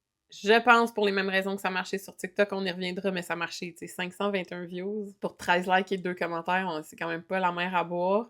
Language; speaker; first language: French; native; French